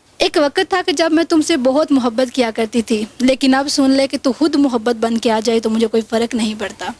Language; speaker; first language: Urdu; non-native, local second language; Punjabi